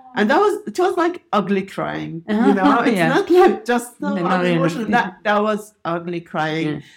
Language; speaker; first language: English; non-native, fluent; Arabic